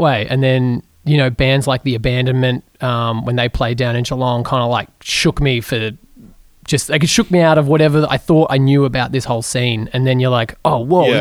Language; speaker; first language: English; native; English